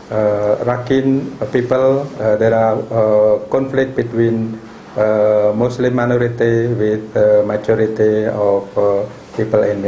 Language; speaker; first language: English; non-native, fluent; Indonesian